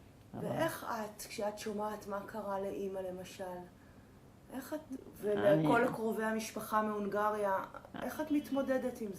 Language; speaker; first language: Hebrew; native; Hebrew